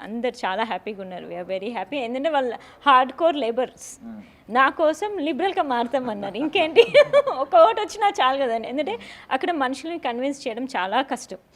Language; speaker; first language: Telugu; native; Telugu